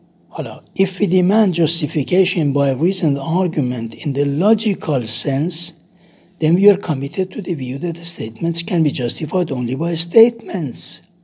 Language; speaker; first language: English; non-native, fluent; Persian